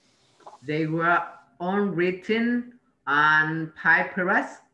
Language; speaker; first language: English; non-native, learner; Vietnamese